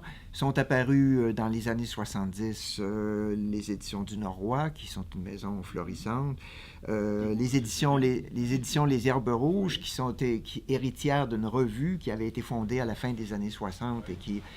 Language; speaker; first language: French; native; French